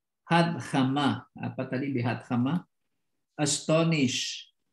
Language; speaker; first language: Hebrew; non-native, learner; Indonesian